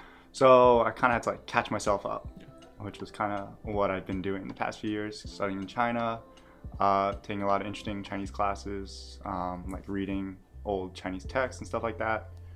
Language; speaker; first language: English; native; English